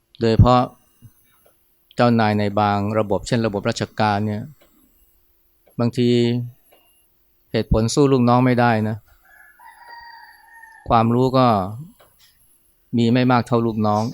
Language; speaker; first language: Thai; native; Thai